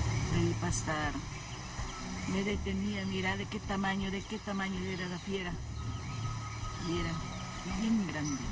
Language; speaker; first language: Spanish; non-native, local second language; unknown